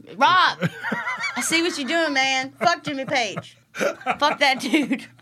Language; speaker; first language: English; native; English